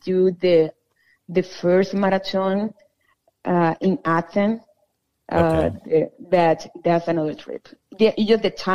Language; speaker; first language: English; non-native, fluent; Spanish